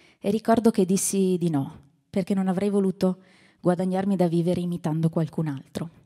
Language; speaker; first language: Italian; native; Italian